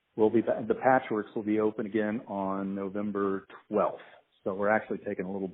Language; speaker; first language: English; native; English